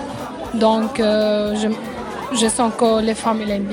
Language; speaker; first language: French; non-native, learner; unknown